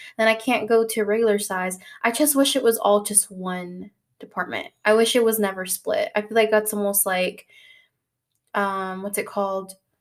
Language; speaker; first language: English; early bilingual, other home language; Spanish